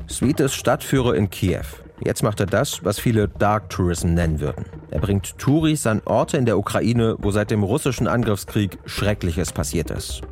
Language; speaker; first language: German; native; German